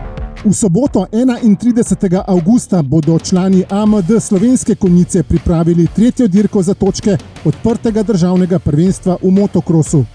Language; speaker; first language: Slovenian; native; Slovenian